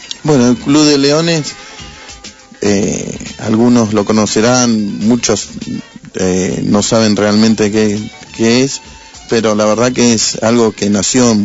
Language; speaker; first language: Spanish; native; Spanish